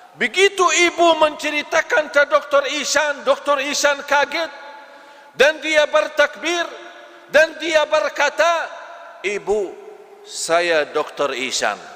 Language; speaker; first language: Malay; non-native, fluent; Arabic